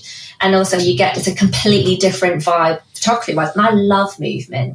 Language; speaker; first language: English; native; English